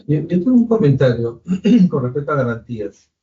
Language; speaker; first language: Spanish; native; Spanish